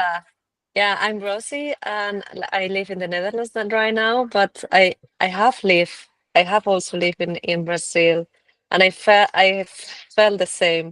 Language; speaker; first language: English; non-native, fluent; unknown